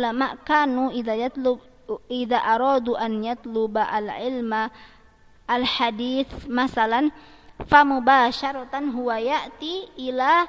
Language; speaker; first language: Arabic; non-native, fluent; Malay